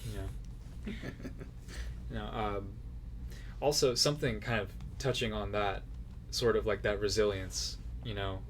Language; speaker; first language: English; native; English